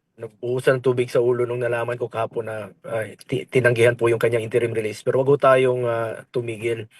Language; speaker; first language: Filipino; non-native, local second language; Cebuano